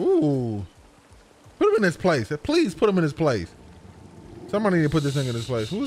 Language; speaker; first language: English; native; English